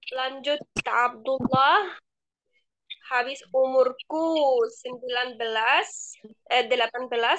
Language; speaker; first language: Indonesian; non-native, fluent; Arabic